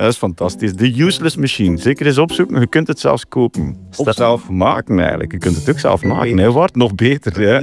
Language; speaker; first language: Dutch; native; Dutch